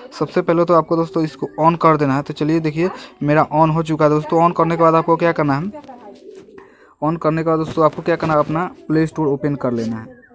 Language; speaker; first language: Hindi; native; Hindi